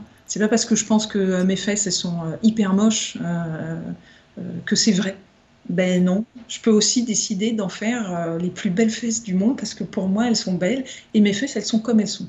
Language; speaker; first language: French; native; French